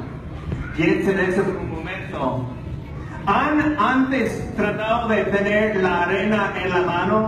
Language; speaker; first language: Spanish; non-native, fluent; English